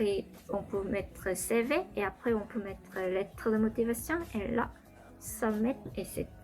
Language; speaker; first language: French; non-native, learner; Korean